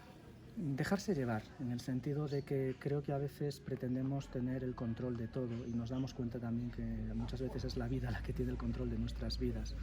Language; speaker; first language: Spanish; native; Spanish